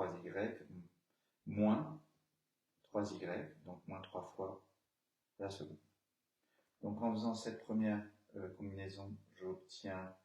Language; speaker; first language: French; native; French